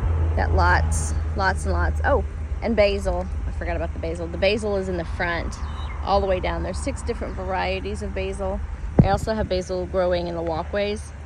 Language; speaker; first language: English; native; English